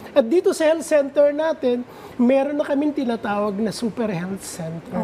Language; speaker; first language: Filipino; native; Filipino